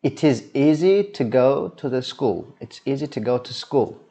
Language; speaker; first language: English; non-native, fluent; Azerbaijani